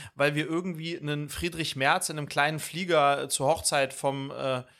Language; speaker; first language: German; early bilingual, other home language; Swedish